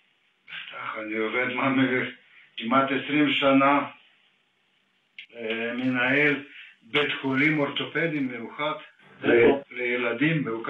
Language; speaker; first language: Hebrew; non-native, fluent; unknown